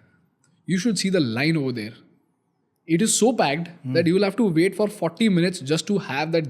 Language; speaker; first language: English; non-native, local second language; Hindi